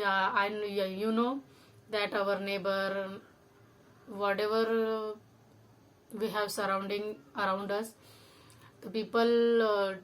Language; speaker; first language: English; non-native, local second language; Marathi